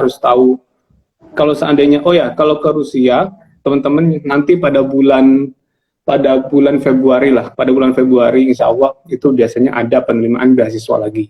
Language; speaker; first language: Indonesian; non-native, local second language; Javanese